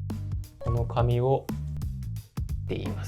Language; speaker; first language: Japanese; native; Japanese